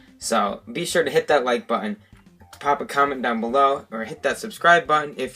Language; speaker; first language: English; native; English